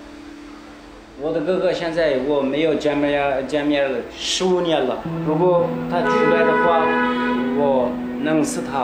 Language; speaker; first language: Chinese; non-native, local second language; Uyghur